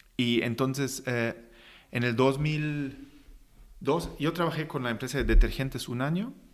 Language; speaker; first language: Spanish; non-native, fluent; German